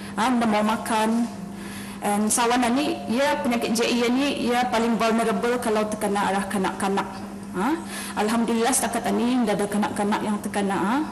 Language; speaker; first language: Malay; native; Malay